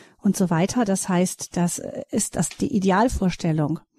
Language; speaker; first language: German; native; German